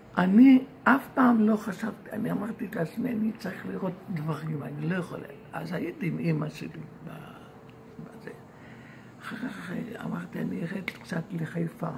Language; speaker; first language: Hebrew; non-native, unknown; Yiddish